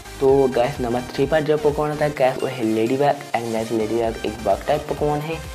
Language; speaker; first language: Hindi; non-native, local second language; Bangla